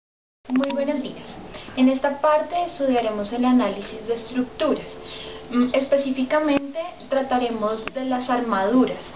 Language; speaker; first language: Spanish; native; Spanish